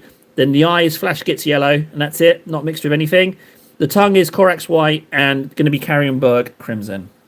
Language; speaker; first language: English; native; English